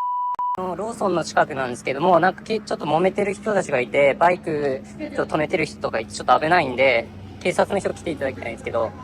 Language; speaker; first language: Japanese; native; Japanese